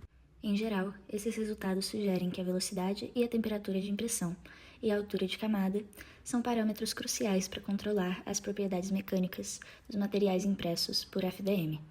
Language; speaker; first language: Portuguese; native; Portuguese